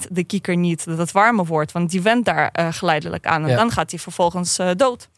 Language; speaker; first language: Dutch; non-native, fluent; Russian